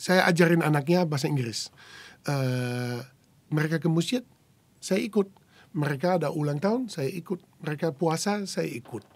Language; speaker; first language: Indonesian; non-native, fluent; Dutch